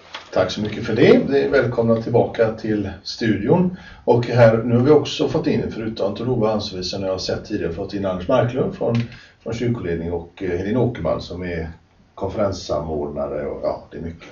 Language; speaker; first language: Swedish; native; Swedish